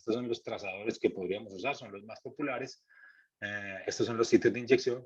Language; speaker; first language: Spanish; native; Spanish